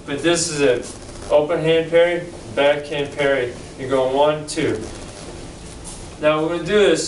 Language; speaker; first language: English; native; English